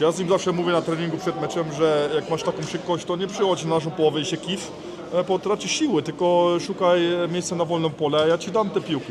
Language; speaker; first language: Polish; early bilingual, heritage; Polish